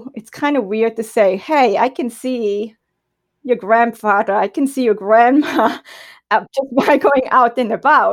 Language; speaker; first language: English; non-native, fluent; German